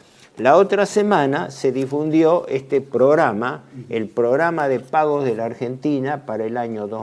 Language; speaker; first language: Spanish; native; Spanish